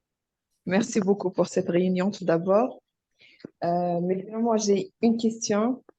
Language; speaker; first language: French; non-native, fluent; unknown